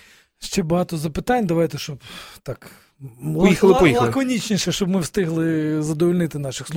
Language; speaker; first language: Ukrainian; native; Ukrainian